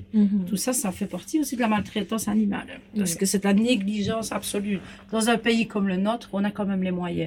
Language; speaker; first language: French; native; French